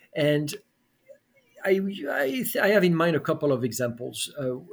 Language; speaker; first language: English; non-native, fluent; French